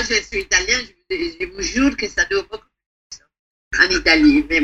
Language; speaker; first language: French; non-native, fluent; Italian